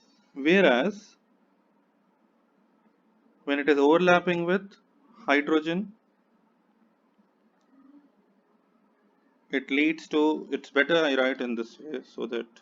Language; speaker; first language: English; non-native, local second language; Hindi